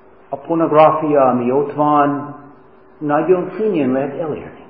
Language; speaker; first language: Hungarian; non-native, fluent; English